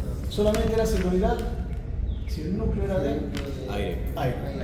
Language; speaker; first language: Spanish; native; Spanish